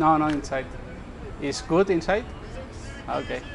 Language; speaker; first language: English; non-native, learner; Spanish